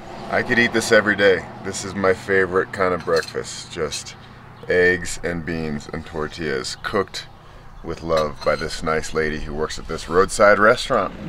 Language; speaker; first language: English; native; English